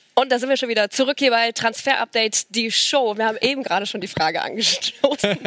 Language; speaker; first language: German; native; German